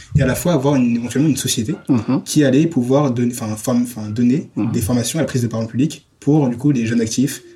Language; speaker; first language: French; native; French